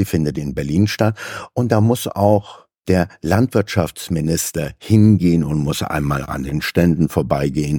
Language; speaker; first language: German; native; German